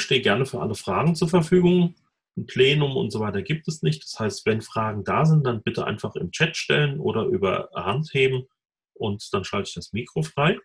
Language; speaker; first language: German; native; German